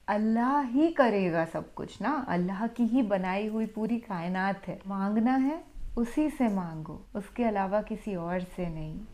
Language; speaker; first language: Hindi; native; Hindi